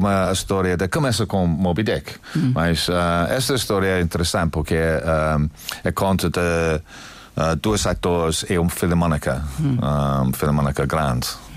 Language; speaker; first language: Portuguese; non-native, learner; English